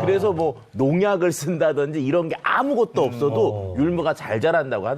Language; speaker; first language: Korean; native; Korean